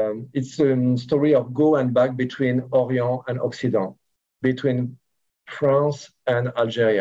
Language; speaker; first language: English; non-native, learner; French